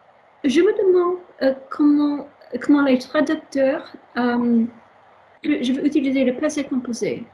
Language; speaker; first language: French; non-native, learner; English